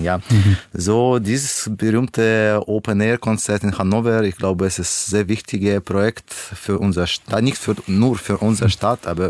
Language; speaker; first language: German; non-native, learner; Russian